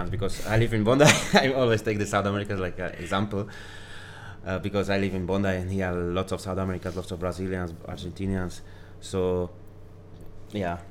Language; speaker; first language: English; non-native, fluent; Slovak